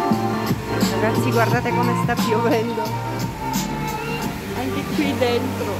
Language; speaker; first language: Italian; non-native, fluent; Portuguese